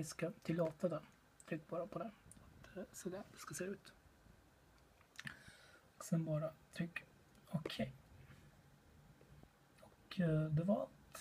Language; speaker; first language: Swedish; non-native, learner; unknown